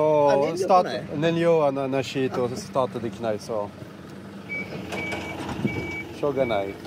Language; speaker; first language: Japanese; non-native, learner; French